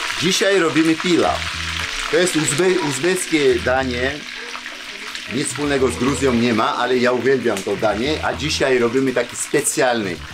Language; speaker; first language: Polish; non-native, fluent; Georgian